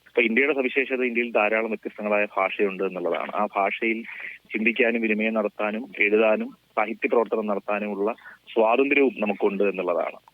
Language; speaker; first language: Malayalam; native; Malayalam